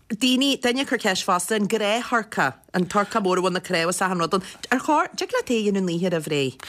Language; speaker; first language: Irish; native; Irish